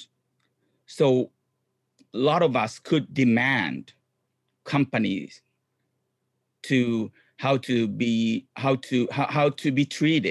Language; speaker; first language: English; non-native, fluent; Japanese